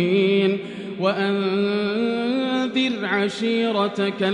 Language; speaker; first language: Arabic; native; Arabic